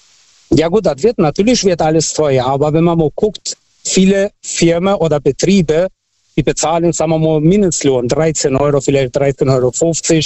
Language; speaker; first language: German; non-native, fluent; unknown